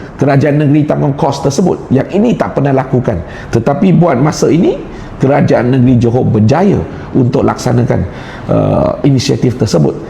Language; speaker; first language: Malay; non-native, local second language; Chinese